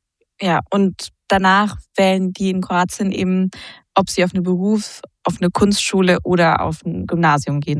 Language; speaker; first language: German; native; German